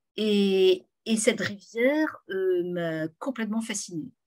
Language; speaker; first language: French; native; French